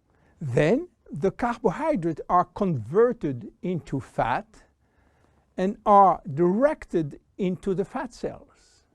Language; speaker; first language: English; non-native, fluent; French